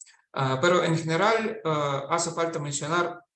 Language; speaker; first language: Spanish; non-native, fluent; Russian